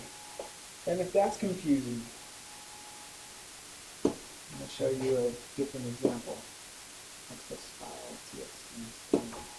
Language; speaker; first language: English; native; English